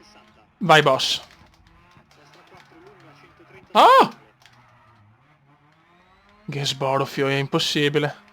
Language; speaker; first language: Italian; native; Italian